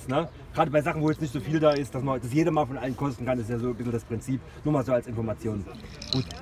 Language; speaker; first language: German; native; German